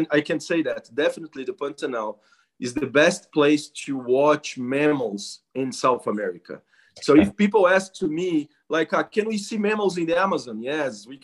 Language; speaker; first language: English; non-native, fluent; Portuguese